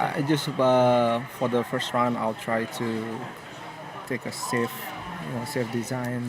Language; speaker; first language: English; non-native, learner; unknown